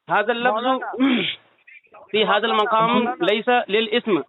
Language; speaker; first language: Arabic; non-native, fluent; Urdu